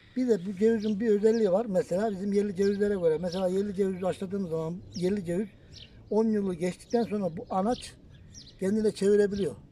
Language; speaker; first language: Turkish; native; Turkish